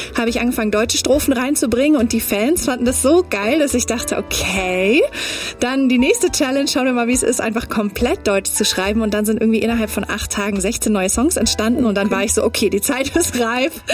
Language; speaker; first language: German; early bilingual, other home language; English